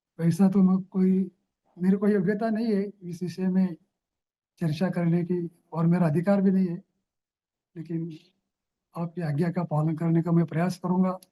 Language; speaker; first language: Hindi; non-native, local second language; Marathi